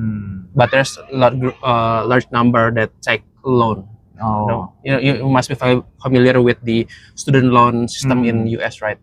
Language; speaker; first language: English; non-native, fluent; Indonesian